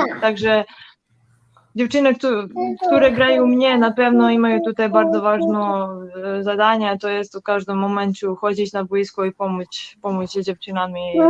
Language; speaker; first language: Polish; non-native, learner; Serbian